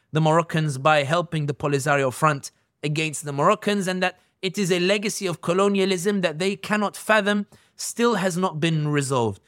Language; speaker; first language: English; native; English